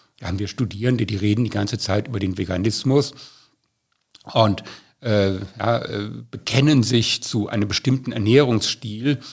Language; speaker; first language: German; native; German